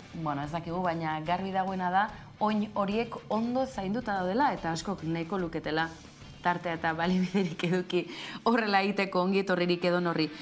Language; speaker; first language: Basque; native; Basque